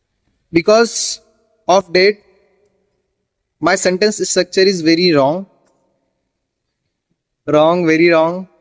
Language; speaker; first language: English; non-native, learner; Hindi